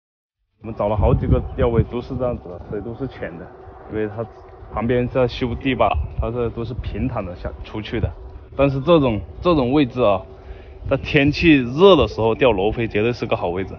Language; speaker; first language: Chinese; native; Chinese